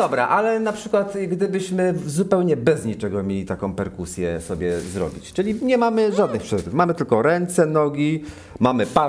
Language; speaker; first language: Polish; native; Polish